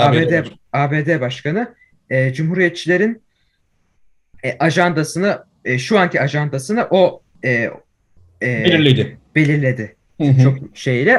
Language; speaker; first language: Turkish; early bilingual, heritage; Turkish